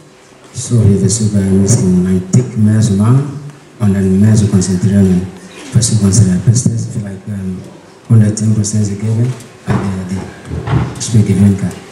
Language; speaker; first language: German; non-native, learner; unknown